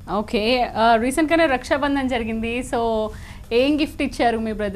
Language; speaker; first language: Telugu; native; Telugu